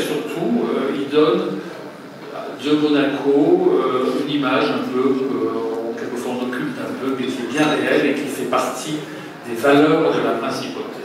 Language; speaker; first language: French; native; French